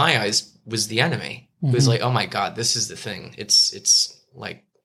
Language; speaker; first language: English; native; English